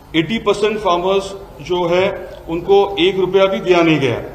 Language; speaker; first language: Hindi; non-native, local second language; Marathi